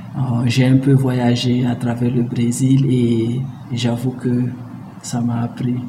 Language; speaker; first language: French; non-native, local second language; Mossi